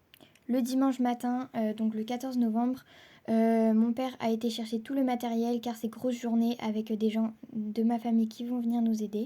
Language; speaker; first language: French; native; French